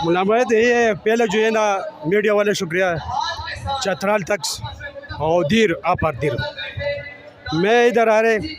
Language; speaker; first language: Hindi; non-native, local second language; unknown